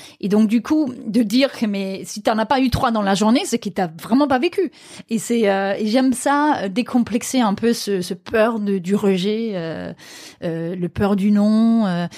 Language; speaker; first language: French; non-native, fluent; Danish